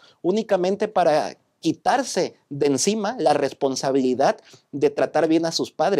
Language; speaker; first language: Spanish; native; Spanish